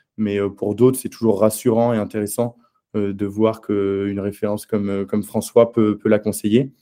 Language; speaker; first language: French; native; French